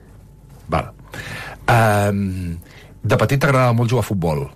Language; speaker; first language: Catalan; native; Catalan